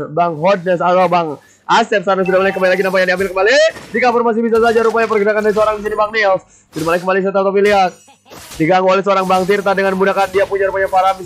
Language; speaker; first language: Indonesian; native; Indonesian